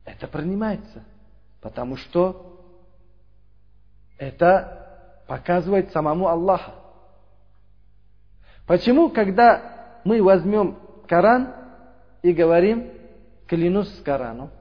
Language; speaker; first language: Russian; non-native, learner; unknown